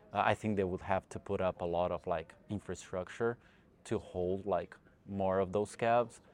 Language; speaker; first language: English; non-native, fluent; Portuguese